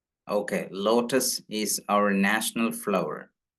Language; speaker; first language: English; non-native, local second language; Malayalam